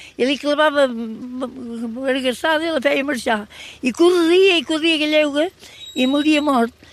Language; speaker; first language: Catalan; native; Catalan